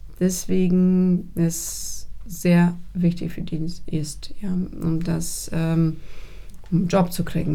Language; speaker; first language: German; non-native, fluent; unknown